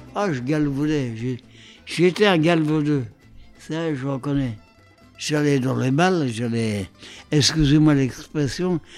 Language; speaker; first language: French; early bilingual, other home language; Polish